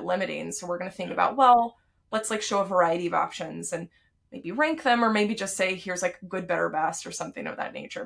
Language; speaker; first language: English; native; English